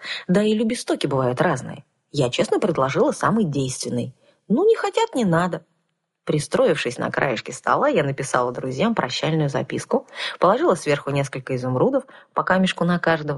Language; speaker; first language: Russian; native; Russian